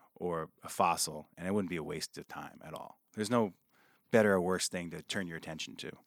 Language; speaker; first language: English; native; English